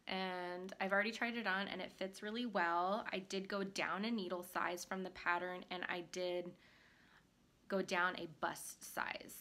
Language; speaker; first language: English; native; English